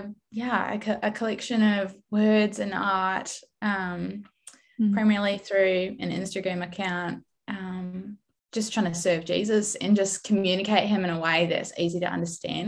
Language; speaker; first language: English; native; English